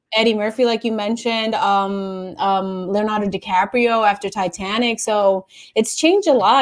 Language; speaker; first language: English; non-native, local second language; Spanish